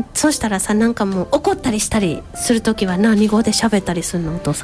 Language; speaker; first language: Japanese; native; Japanese